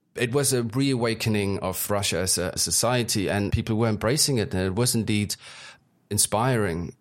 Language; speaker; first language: English; early bilingual, other home language; German